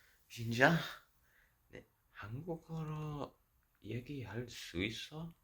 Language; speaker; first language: Korean; non-native, learner; Spanish